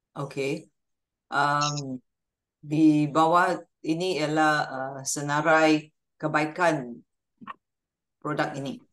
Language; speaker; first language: Malay; native; Malay